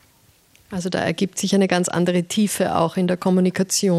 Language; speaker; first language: German; native; German